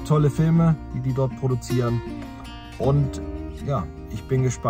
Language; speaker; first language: German; native; German